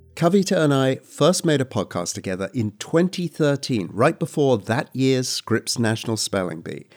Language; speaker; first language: English; native; English